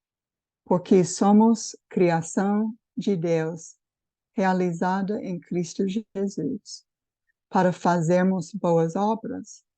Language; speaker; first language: Portuguese; non-native, fluent; English